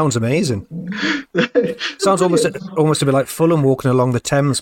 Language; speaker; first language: English; native; English